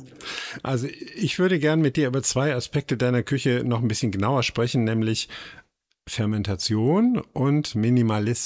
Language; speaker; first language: German; native; German